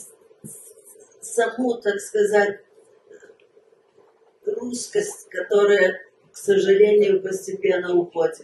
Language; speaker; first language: Russian; early bilingual, heritage; Russian